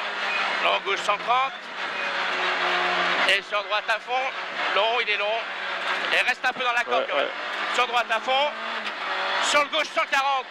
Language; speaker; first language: French; native; French